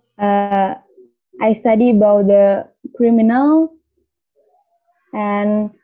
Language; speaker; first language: English; non-native, learner; Indonesian